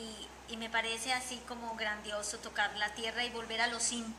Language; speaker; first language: Spanish; native; Spanish